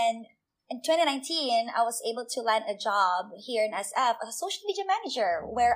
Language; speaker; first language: English; non-native, local second language; Filipino